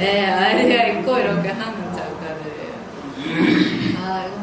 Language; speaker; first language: Korean; non-native, fluent; Japanese